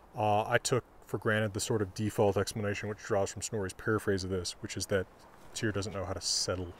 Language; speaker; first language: English; native; English